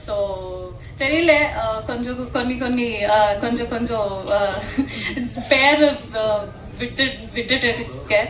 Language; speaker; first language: Tamil; non-native, learner; Kannada